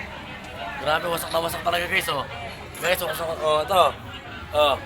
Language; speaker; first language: Filipino; native; Filipino